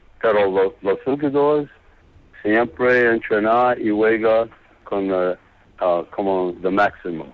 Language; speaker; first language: Spanish; non-native, learner; English